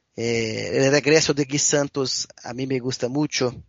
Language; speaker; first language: Spanish; non-native, learner; Portuguese